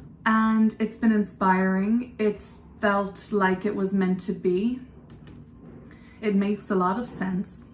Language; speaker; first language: English; native; English